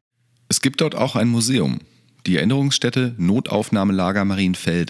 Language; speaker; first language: German; native; German